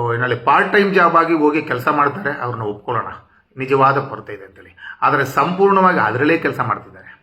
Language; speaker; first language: Kannada; non-native, local second language; Tamil